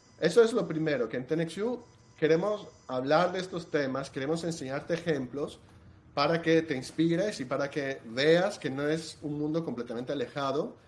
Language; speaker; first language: Spanish; non-native, fluent; Italian